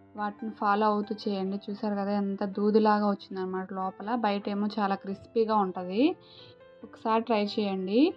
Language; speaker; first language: Telugu; native; Telugu